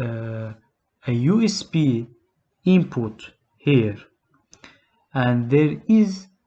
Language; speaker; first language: English; non-native, learner; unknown